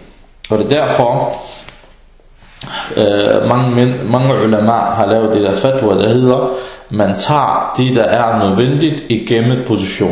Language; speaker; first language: Danish; early bilingual, other home language; Arabic